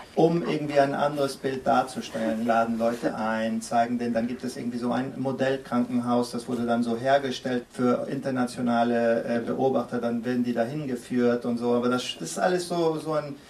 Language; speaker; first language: German; early bilingual, other home language; Spanish